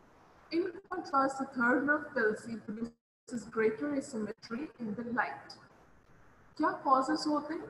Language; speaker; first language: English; non-native, local second language; Hindi